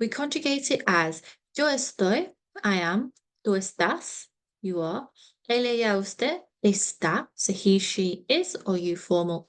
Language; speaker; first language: Spanish; non-native, fluent; English